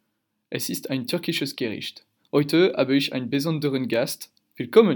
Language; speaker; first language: German; non-native, learner; French